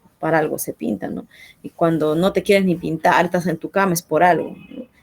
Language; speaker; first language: Spanish; non-native, local second language; Quechua